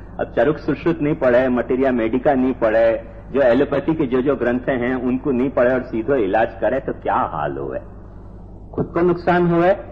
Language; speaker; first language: Hindi; native; Hindi